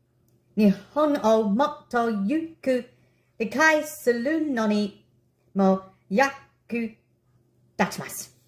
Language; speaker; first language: Japanese; non-native, learner; English